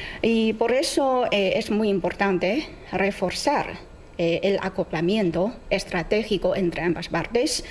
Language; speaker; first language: Spanish; non-native, fluent; Chinese